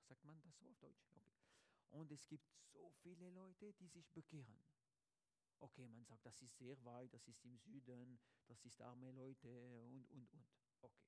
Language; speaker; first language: German; non-native, learner; French